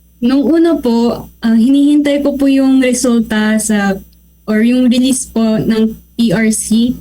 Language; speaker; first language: Filipino; non-native, local second language; Pangasinan